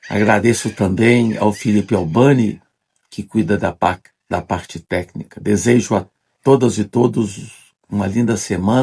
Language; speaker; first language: Portuguese; native; Portuguese